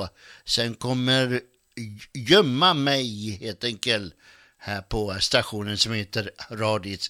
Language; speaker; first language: Swedish; native; Swedish